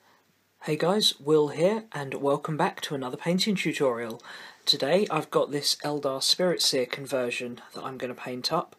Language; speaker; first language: English; native; English